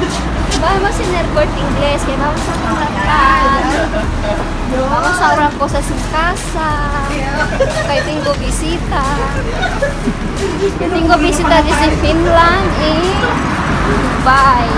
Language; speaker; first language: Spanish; non-native, fluent; Filipino